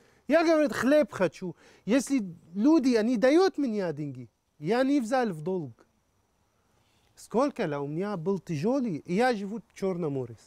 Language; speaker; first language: Russian; non-native, learner; Arabic